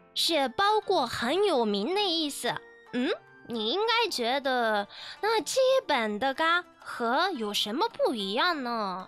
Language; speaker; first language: Chinese; non-native, learner; Japanese